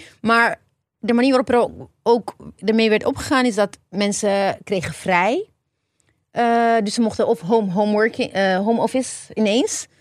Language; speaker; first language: Dutch; non-native, fluent; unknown